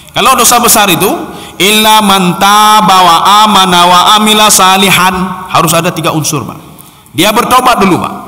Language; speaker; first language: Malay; non-native, local second language; Achinese